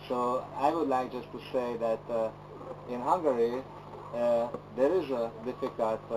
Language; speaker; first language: English; non-native, fluent; Hungarian